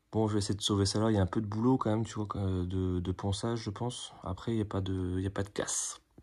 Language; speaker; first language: French; native; French